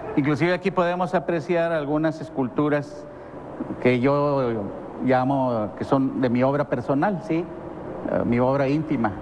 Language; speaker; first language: Spanish; native; Spanish